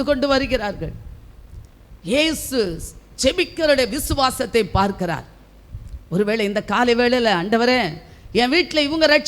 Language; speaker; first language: Tamil; native; Tamil